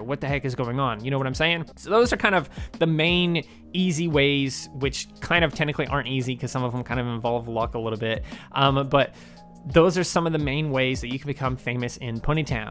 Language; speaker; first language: English; native; English